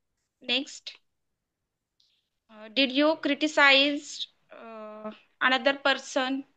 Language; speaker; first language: English; non-native, learner; Marathi